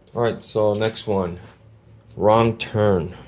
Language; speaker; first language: English; native; English